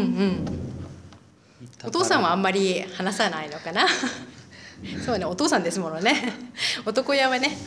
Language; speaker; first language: Japanese; native; Japanese